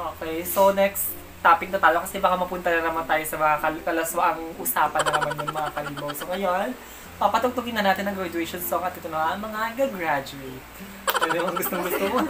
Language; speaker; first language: Filipino; native; Filipino